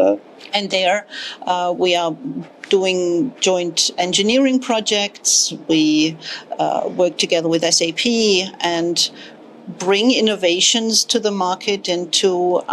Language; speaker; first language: English; non-native, fluent; German